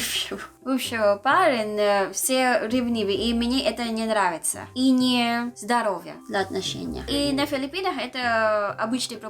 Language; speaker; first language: Russian; non-native, learner; Filipino